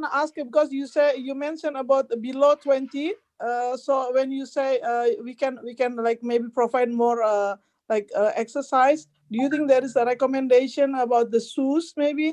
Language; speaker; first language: English; non-native, learner; Indonesian